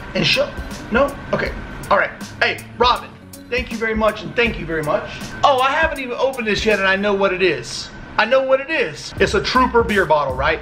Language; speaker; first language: English; native; English